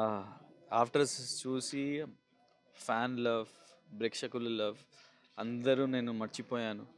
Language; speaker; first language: Telugu; non-native, local second language; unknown